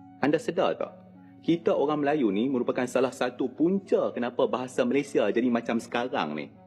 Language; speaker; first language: Malay; native; Malay